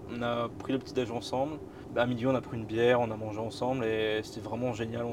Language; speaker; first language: French; native; French